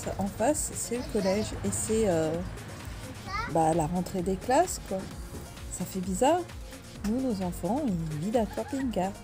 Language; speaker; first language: French; native; French